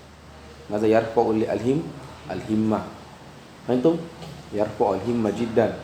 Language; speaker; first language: Arabic; non-native, fluent; Indonesian